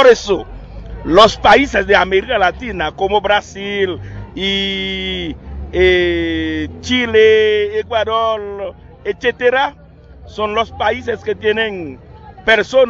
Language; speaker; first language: Spanish; non-native, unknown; Haitian Creole